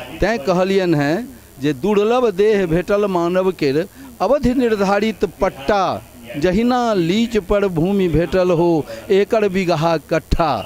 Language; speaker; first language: Maithili; native; Maithili